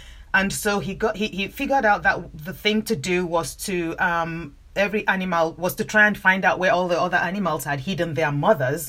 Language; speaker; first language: English; non-native, local second language; Yoruba